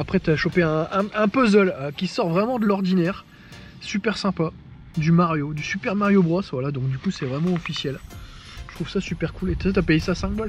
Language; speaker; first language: French; native; French